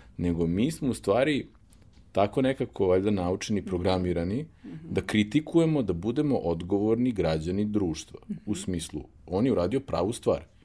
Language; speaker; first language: Serbian; native; Serbian